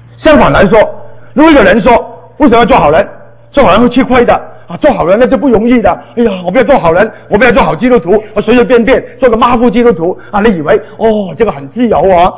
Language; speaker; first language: Chinese; non-native, local second language; Cantonese